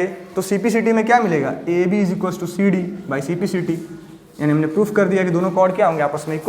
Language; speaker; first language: Hindi; native; Hindi